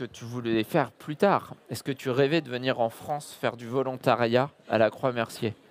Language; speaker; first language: French; native; French